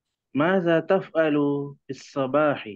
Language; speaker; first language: Arabic; non-native, learner; Indonesian